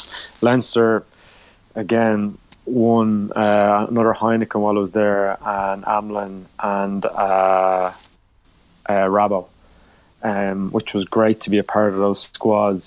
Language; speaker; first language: English; native; English